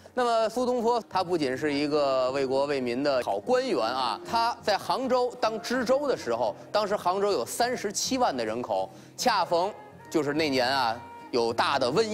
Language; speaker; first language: Chinese; native; Chinese